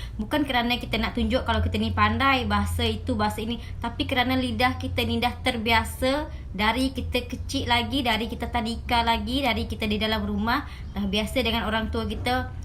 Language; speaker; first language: Malay; early bilingual, other home language; Indonesian